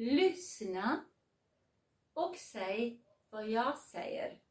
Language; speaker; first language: Swedish; non-native, fluent; Serbian